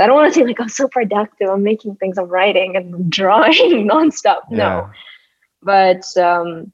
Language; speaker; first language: English; non-native, fluent; Russian